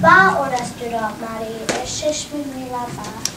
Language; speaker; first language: French; non-native, learner; English